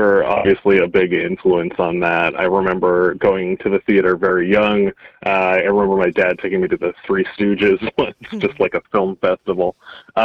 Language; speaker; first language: English; native; English